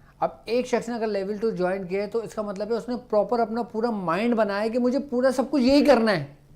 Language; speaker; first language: Urdu; native; Urdu